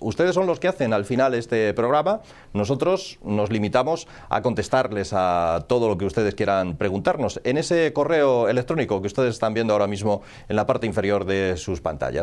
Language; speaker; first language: Spanish; native; Spanish